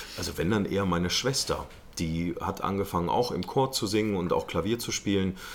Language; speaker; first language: German; early bilingual, other home language; Arabic